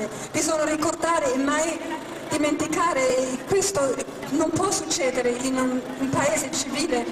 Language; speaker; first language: Italian; non-native, fluent; German